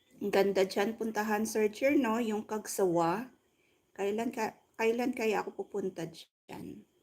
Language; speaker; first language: Filipino; non-native, local second language; Hiligaynon